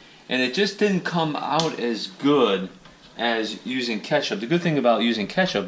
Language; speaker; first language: English; native; English